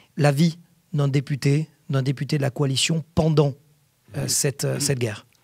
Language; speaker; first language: French; native; French